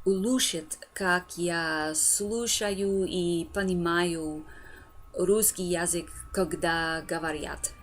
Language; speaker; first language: Russian; non-native, learner; English